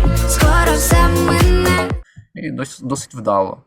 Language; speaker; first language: Ukrainian; native; Ukrainian